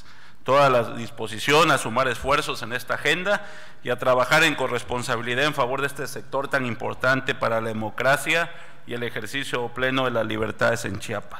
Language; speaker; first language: Spanish; native; Spanish